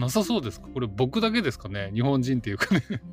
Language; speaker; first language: Japanese; native; Japanese